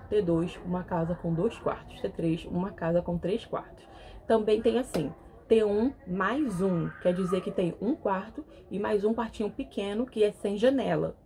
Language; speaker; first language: Portuguese; native; Portuguese